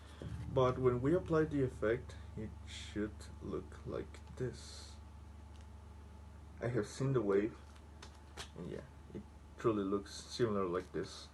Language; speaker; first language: English; non-native, fluent; Spanish